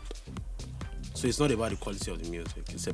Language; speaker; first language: English; non-native, local second language; Yoruba